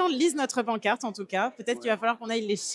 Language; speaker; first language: French; native; French